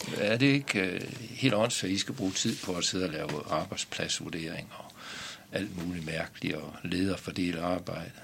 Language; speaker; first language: Danish; native; Danish